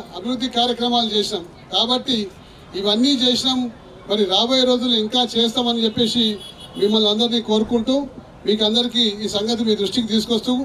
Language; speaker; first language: Telugu; native; Telugu